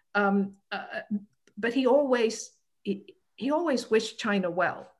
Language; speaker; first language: English; non-native, local second language; Cantonese